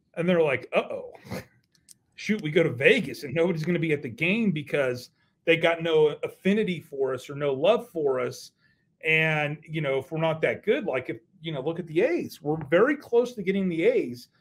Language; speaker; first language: English; native; English